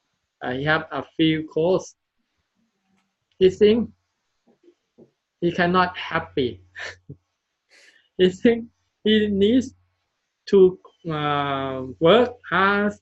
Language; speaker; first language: English; non-native, learner; Thai